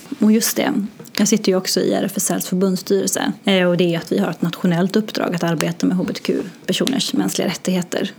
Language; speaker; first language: Swedish; early bilingual, other home language; Arabic